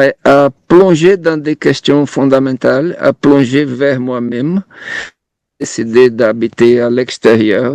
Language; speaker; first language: French; non-native, fluent; Portuguese